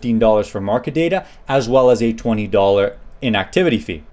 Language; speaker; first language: English; native; English